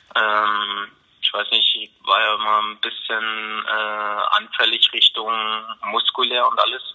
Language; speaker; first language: German; native; German